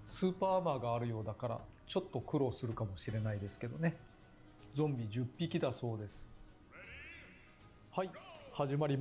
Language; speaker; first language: Japanese; native; Japanese